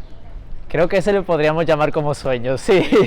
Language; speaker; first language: Spanish; early bilingual, other home language; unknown